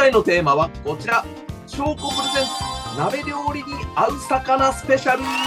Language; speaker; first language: Japanese; native; Japanese